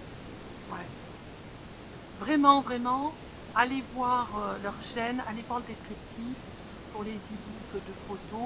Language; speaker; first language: French; native; French